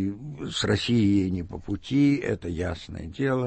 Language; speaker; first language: Russian; native; Russian